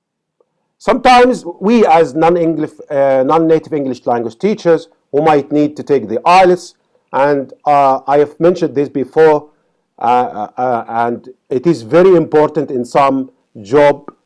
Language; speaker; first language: English; non-native, fluent; Arabic